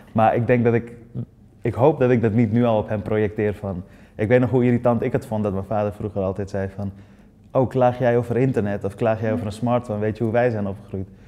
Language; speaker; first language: Dutch; early bilingual, other home language; Persian